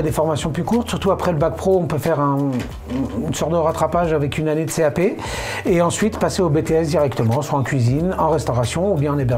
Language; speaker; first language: French; native; French